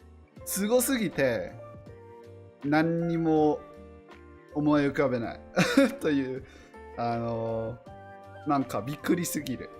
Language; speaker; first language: Japanese; non-native, learner; English